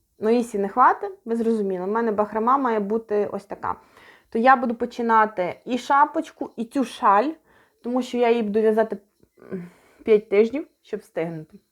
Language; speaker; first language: Ukrainian; non-native, local second language; Russian